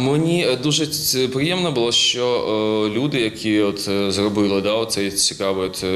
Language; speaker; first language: Ukrainian; native; Ukrainian